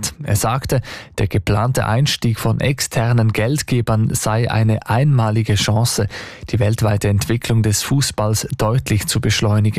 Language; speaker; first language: German; native; German